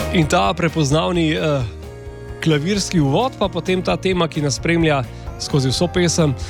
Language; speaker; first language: Slovenian; native; Slovenian